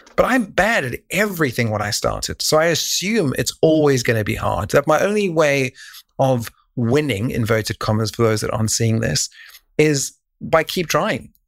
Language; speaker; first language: English; native; English